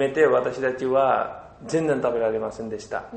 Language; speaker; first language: Japanese; non-native, learner; Bangla